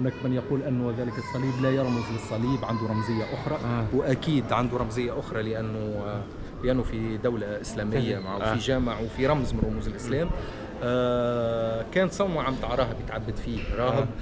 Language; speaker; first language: Arabic; native; Arabic